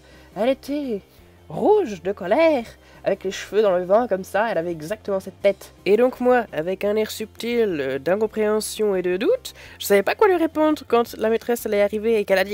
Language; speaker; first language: French; native; French